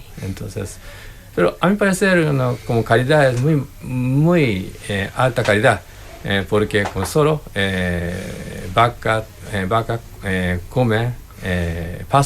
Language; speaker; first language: Spanish; non-native, learner; Japanese